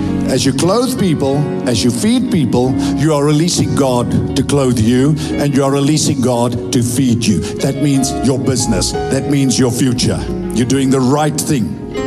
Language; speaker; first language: English; non-native, local second language; Afrikaans